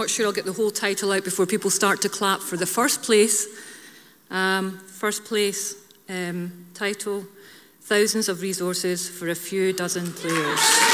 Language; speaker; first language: English; native; English